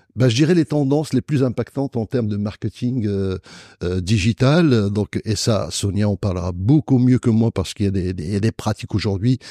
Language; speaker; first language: French; non-native, local second language; Arabic